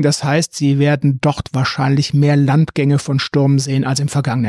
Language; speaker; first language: German; native; German